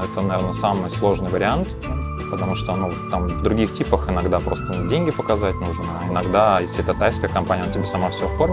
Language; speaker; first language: Russian; native; Russian